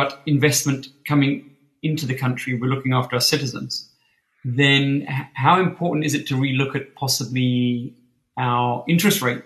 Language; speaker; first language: English; native; English